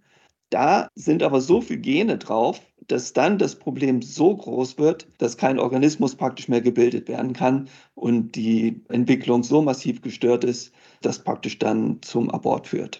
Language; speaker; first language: German; native; German